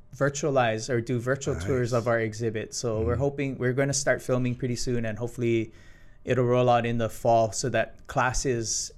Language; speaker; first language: English; native; English